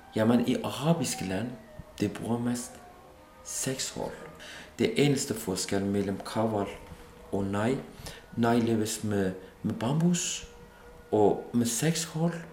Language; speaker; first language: Danish; non-native, fluent; Kurdish